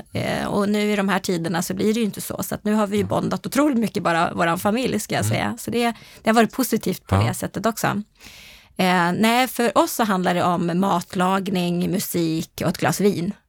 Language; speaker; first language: Swedish; native; Swedish